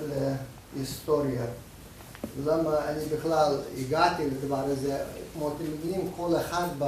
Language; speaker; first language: Hebrew; non-native, fluent; Russian